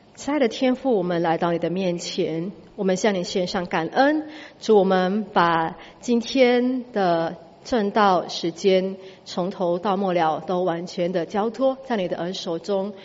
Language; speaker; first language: Chinese; non-native, fluent; Indonesian